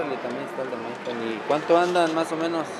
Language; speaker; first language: Spanish; native; Spanish